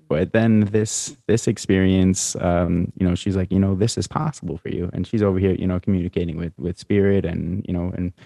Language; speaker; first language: English; native; English